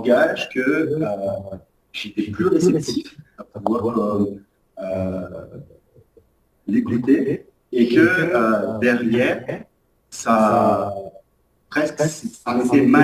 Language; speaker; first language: French; native; French